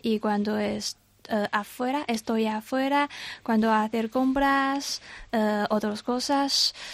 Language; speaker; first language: Spanish; non-native, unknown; Chinese